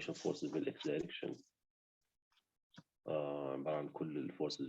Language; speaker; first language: Arabic; native; Arabic